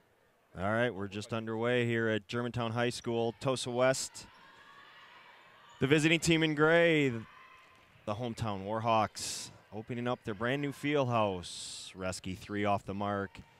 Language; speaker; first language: English; native; English